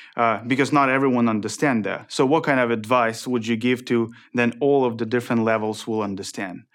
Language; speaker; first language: English; non-native, fluent; Ukrainian